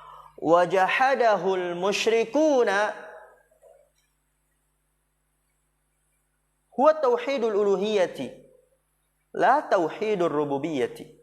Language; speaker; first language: Arabic; non-native, fluent; Indonesian